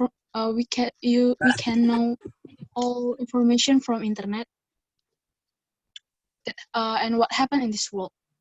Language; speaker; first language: English; non-native, learner; Indonesian